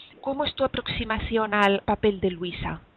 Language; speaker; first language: Spanish; native; Spanish